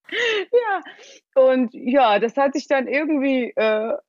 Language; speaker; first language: German; early bilingual, other home language; Georgian